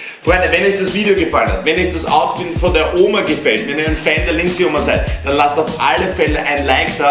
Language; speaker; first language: German; native; German